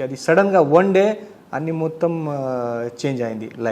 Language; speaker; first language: Telugu; non-native, learner; Marathi